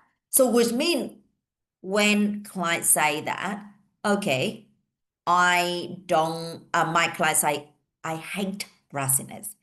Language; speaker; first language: English; non-native, fluent; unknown